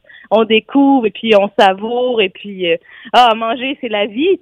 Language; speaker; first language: French; native; French